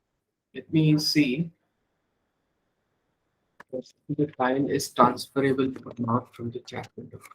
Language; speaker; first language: English; non-native, local second language; Hindi